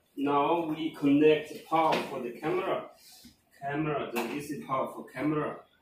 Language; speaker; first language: English; non-native, learner; Chinese